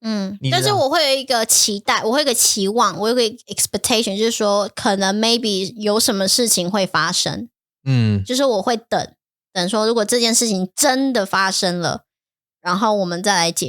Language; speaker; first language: Chinese; non-native, fluent; English